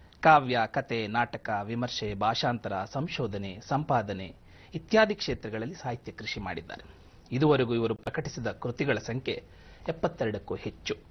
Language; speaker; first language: Kannada; native; Kannada